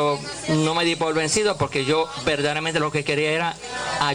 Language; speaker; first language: Spanish; native; Spanish